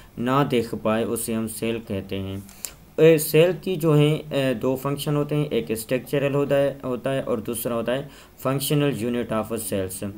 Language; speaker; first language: Urdu; non-native, local second language; Sindhi